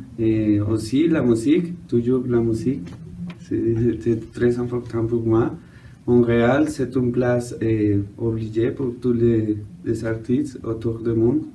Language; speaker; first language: French; non-native, fluent; Spanish